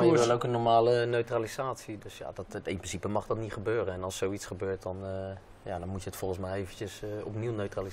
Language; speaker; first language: Dutch; native; Dutch